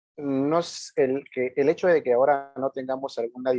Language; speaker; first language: Spanish; native; Spanish